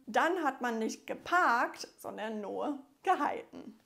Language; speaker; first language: German; non-native, fluent; English